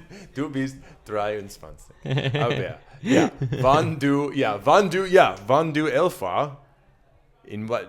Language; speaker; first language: German; non-native, learner; English